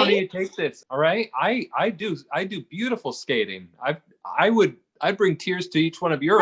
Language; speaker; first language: English; native; English